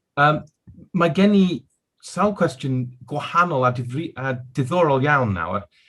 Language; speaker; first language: Welsh; non-native, local second language; English